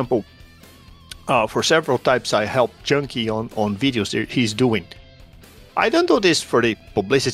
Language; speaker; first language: English; non-native, fluent; Portuguese